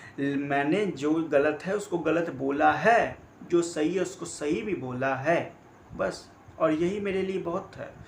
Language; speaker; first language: Hindi; native; Hindi